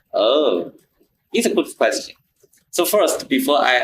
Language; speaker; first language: English; non-native, learner; Chinese